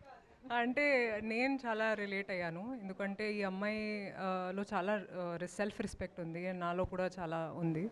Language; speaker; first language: Telugu; non-native, local second language; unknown